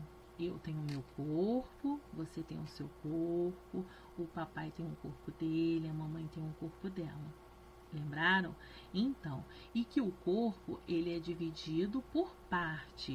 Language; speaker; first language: Portuguese; native; Portuguese